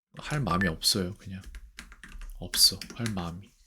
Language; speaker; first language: Korean; native; Korean